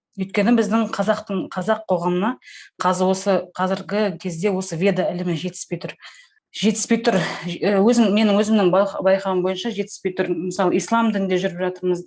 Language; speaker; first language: Kazakh; native; Kazakh